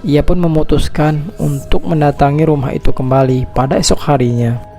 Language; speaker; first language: Indonesian; native; Indonesian